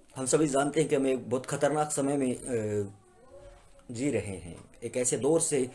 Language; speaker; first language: Hindi; native; Hindi